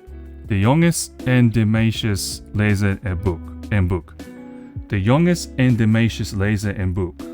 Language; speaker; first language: Dutch; non-native, learner; English